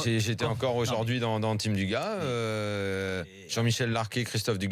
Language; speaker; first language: French; native; French